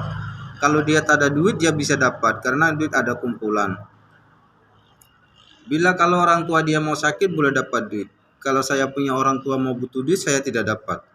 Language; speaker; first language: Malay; non-native, learner; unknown